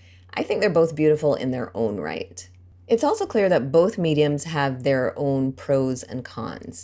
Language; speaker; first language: English; native; English